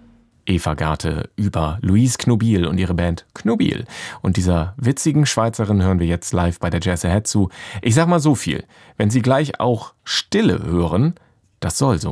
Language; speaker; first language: German; native; German